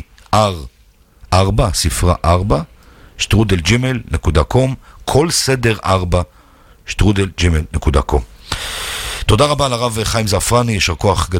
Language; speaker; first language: Hebrew; native; Hebrew